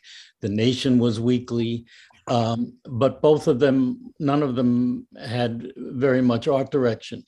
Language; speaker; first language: English; native; English